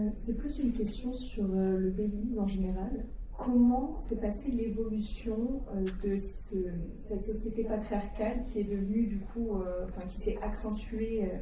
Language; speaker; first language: French; native; French